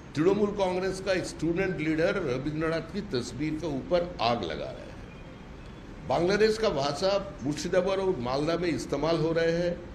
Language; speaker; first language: Hindi; non-native, local second language; Bangla